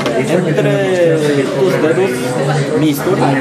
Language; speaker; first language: Spanish; non-native, learner; Korean